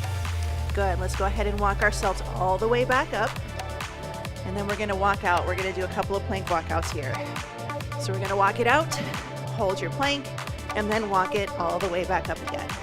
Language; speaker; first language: English; native; English